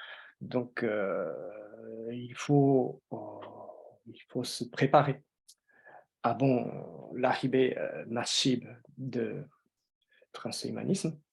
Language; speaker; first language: French; non-native, fluent; Japanese